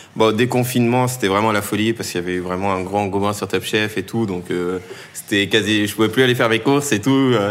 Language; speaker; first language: French; native; French